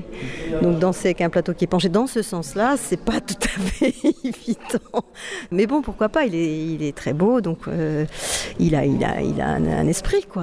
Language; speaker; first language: French; native; French